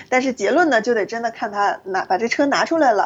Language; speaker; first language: Chinese; native; Chinese